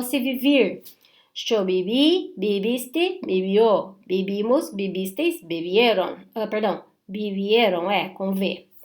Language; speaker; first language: Spanish; non-native, fluent; Portuguese